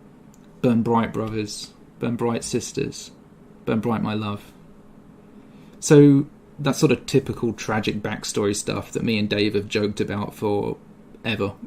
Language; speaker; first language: English; native; English